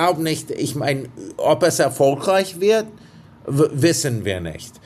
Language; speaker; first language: German; non-native, fluent; English